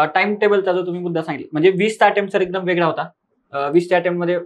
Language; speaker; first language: Marathi; native; Marathi